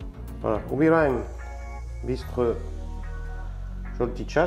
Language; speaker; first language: Russian; non-native, learner; French